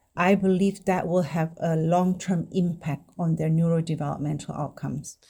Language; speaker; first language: English; non-native, fluent; Indonesian